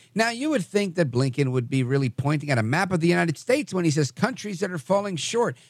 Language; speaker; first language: English; native; English